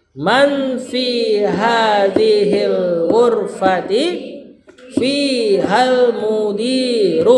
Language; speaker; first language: Arabic; non-native, fluent; Indonesian